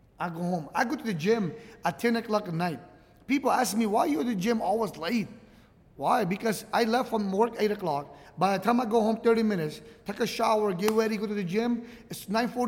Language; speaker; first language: English; early bilingual, other home language; Arabic